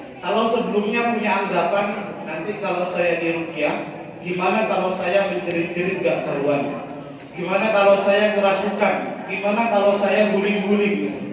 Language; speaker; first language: Indonesian; non-native, local second language; Madurese